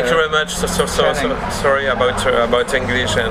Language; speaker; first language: English; non-native, learner; French